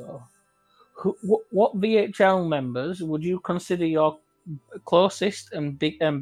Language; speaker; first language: English; native; English